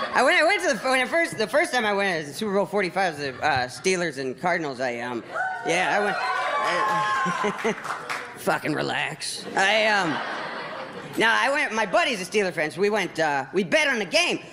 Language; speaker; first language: English; native; English